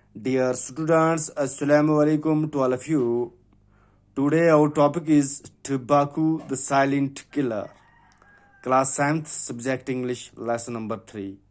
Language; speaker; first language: English; non-native, local second language; Urdu